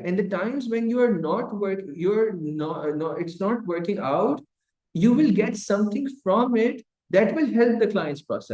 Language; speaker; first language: English; non-native, local second language; Urdu